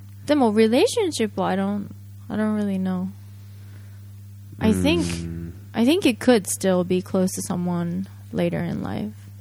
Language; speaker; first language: English; non-native, fluent; Japanese